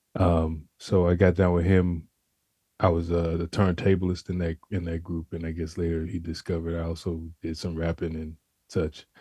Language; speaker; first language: English; native; English